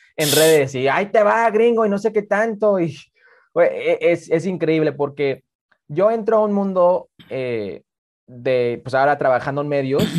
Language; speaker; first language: Spanish; early bilingual, heritage; Spanish